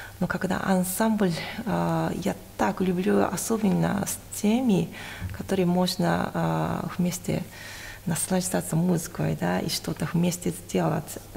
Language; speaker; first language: Russian; non-native, fluent; Japanese